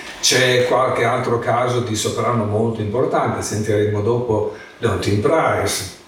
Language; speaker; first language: Italian; native; Italian